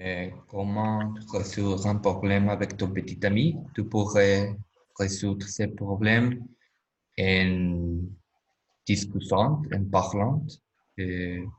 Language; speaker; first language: French; non-native, learner; Spanish